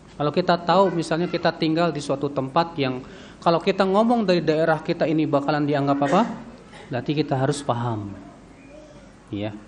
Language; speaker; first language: Indonesian; native; Indonesian